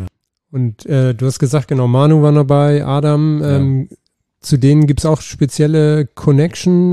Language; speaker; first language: German; native; German